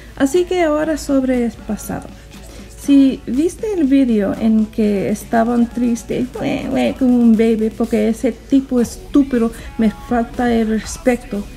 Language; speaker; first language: Spanish; non-native, learner; English